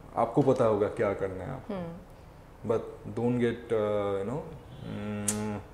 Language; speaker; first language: Hindi; non-native, local second language; Assamese